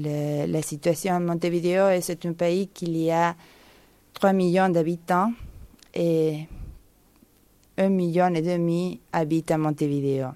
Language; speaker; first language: French; non-native, fluent; Spanish